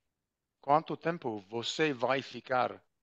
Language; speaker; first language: Portuguese; non-native, learner; English